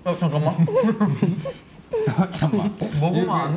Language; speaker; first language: Korean; native; Korean